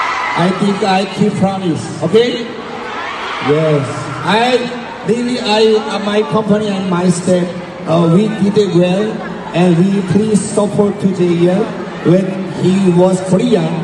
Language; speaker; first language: English; non-native, learner; Korean